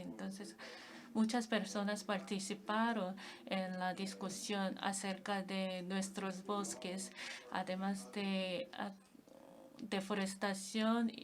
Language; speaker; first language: Spanish; non-native, fluent; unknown